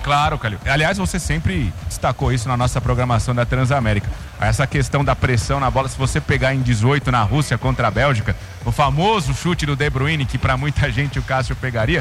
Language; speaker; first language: Portuguese; native; Portuguese